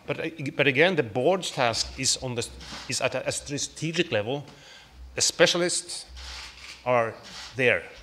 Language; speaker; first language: English; non-native, fluent; Norwegian